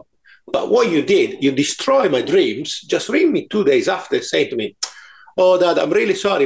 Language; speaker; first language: English; non-native, fluent; Italian